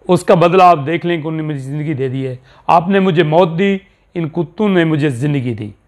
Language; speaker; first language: Urdu; non-native, local second language; Saraiki